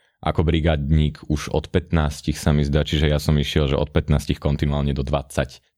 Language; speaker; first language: Slovak; native; Slovak